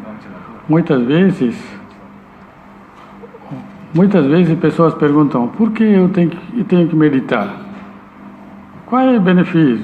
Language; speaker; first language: Portuguese; non-native, learner; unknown